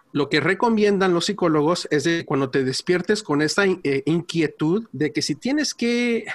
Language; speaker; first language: Spanish; early bilingual, heritage; Spanish